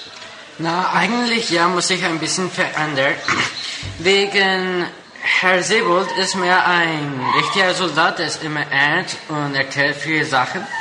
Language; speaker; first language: German; non-native, local second language; Spanish